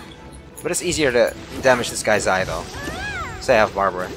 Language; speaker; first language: English; native; English